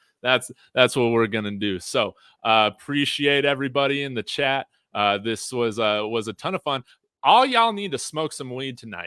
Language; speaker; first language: English; native; English